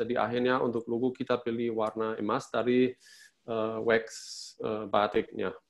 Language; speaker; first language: Indonesian; non-native, fluent; German